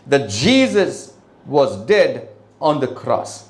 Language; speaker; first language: English; non-native, local second language; Tamil